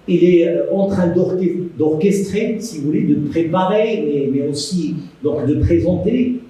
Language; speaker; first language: French; non-native, local second language; Arabic